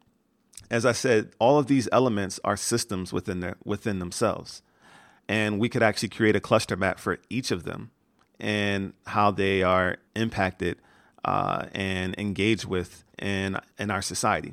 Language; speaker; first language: English; native; English